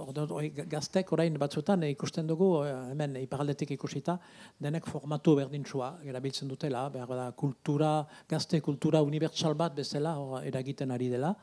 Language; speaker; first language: Basque; native; Basque